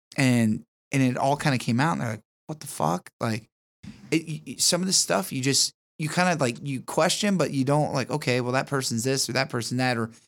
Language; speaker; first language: English; native; English